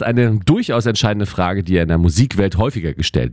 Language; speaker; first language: German; native; German